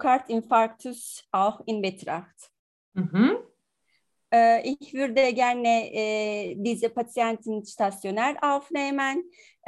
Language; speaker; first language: German; non-native, learner; Turkish